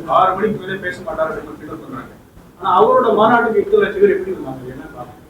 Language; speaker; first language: Tamil; native; Tamil